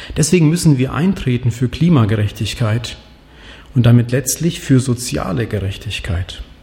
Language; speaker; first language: German; non-native, fluent; Swahili